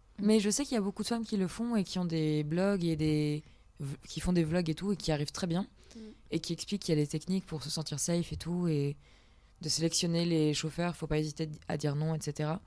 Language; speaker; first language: French; native; French